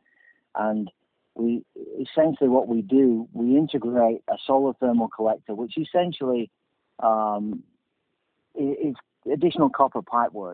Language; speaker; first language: English; native; English